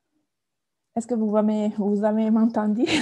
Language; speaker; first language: French; non-native, fluent; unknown